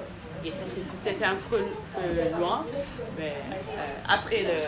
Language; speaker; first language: French; non-native, fluent; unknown